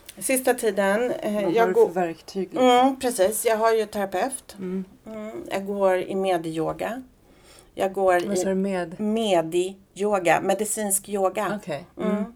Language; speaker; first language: Swedish; native; Swedish